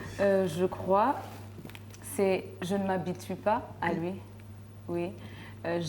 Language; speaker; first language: French; non-native, local second language; Rundi